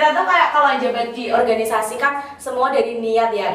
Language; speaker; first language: Indonesian; native; Indonesian